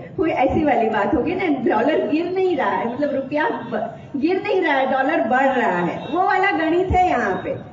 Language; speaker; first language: Hindi; non-native, local second language; Gujarati